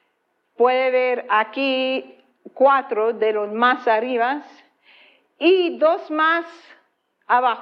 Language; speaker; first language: Spanish; non-native, fluent; English